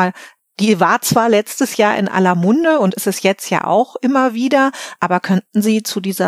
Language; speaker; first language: German; native; German